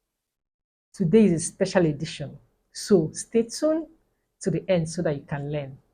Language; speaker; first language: English; non-native, local second language; Igbo